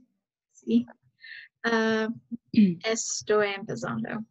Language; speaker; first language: Spanish; non-native, learner; English